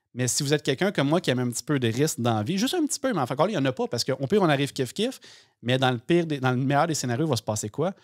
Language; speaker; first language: French; native; French